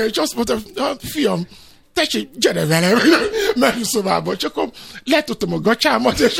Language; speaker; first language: Hungarian; non-native, fluent; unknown